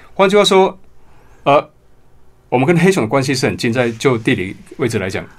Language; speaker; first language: Chinese; non-native, local second language; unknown